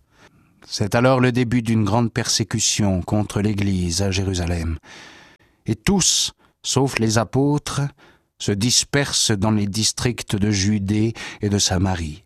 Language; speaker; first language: French; native; French